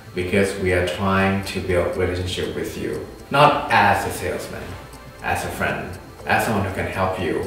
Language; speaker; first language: English; non-native, fluent; Thai